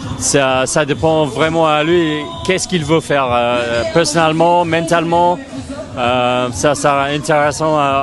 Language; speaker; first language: French; non-native, fluent; English